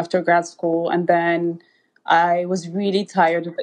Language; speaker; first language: English; non-native, fluent; Amharic